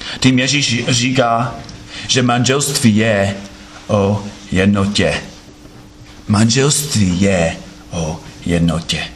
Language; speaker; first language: Czech; non-native, fluent; English